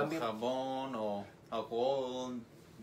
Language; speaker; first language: Spanish; non-native, learner; English